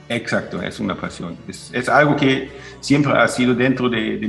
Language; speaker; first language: Spanish; non-native, fluent; German